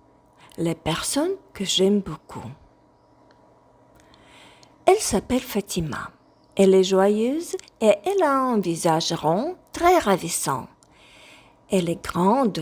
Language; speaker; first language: French; non-native, fluent; Ukrainian